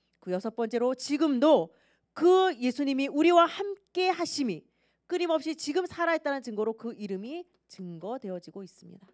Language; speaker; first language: Korean; native; Korean